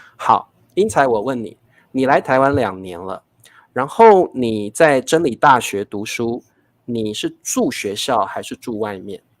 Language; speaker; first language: Chinese; native; Chinese